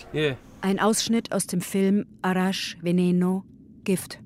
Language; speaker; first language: German; native; German